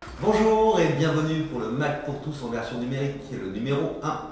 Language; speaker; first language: French; native; French